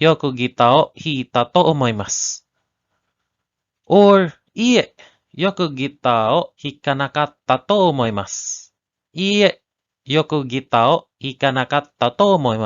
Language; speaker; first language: Japanese; non-native, learner; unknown